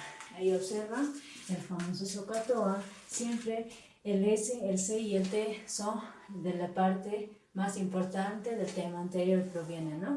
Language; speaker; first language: Spanish; native; Spanish